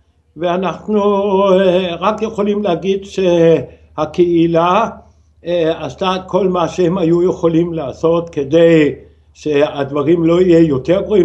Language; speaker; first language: Hebrew; non-native, fluent; Danish